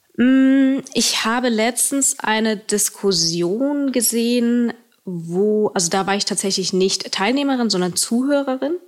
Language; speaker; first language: German; early bilingual, other home language; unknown